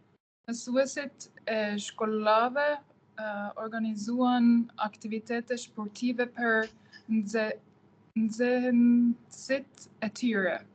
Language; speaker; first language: Albanian; non-native, learner; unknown